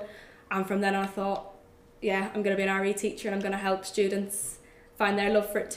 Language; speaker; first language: English; native; English